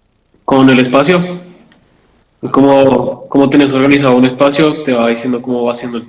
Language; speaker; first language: Spanish; native; Spanish